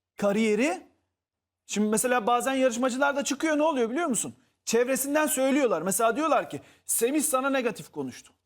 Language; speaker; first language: Turkish; native; Turkish